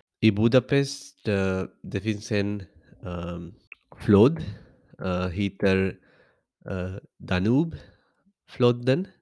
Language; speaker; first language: Swedish; non-native, learner; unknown